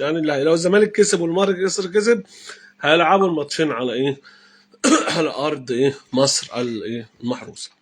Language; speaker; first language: Arabic; native; Arabic